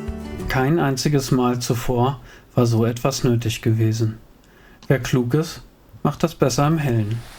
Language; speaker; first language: German; native; German